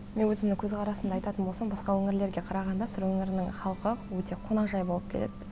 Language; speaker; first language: Kazakh; native; Kazakh